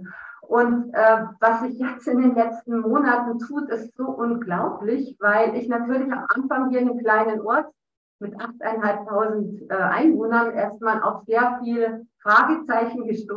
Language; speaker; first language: German; native; German